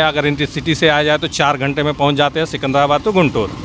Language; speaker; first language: Hindi; native; Hindi